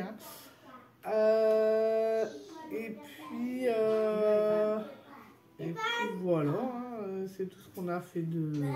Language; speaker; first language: French; native; French